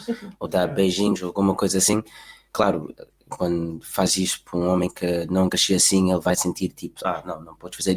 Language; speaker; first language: Portuguese; early bilingual, heritage; Portuguese